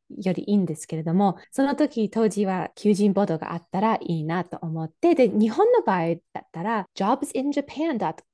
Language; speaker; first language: Japanese; non-native, fluent; English